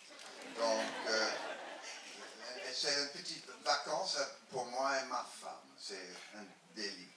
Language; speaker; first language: French; non-native, learner; English